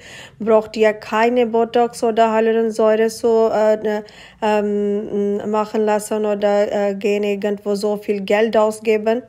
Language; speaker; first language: German; non-native, learner; Urdu